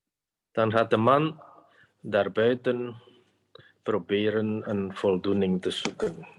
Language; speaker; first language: Dutch; non-native, fluent; Indonesian